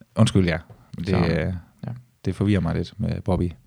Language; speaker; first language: Danish; native; Danish